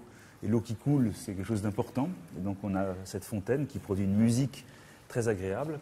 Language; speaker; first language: French; native; French